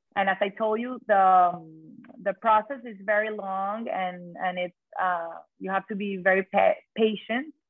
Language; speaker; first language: English; non-native, fluent; Spanish